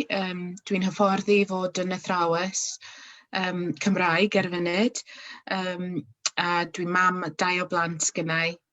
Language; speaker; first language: Welsh; non-native, local second language; English